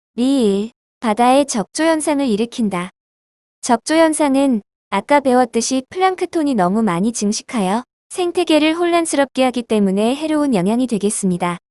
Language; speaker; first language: Korean; native; Korean